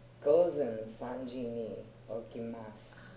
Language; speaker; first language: Japanese; non-native, learner; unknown